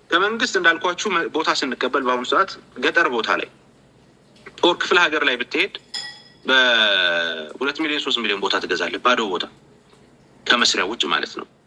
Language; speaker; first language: Amharic; native; Amharic